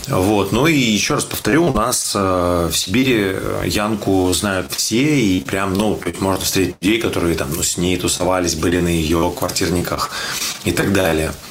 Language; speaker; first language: Russian; native; Russian